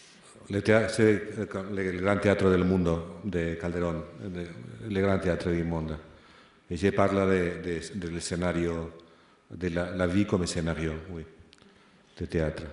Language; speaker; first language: French; non-native, fluent; Spanish